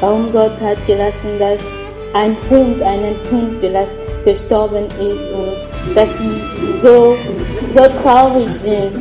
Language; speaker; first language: German; non-native, learner; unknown